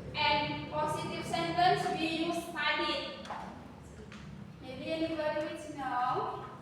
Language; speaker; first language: English; non-native, learner; Indonesian